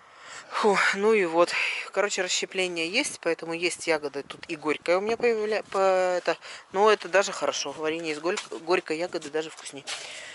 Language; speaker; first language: Russian; native; Russian